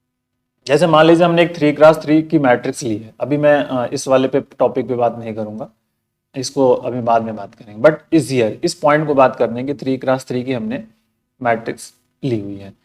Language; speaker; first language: Hindi; native; Hindi